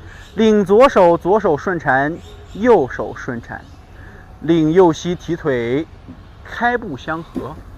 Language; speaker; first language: Chinese; native; Chinese